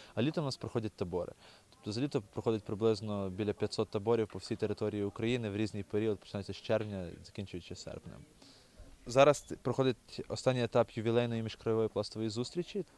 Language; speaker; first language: Ukrainian; native; Ukrainian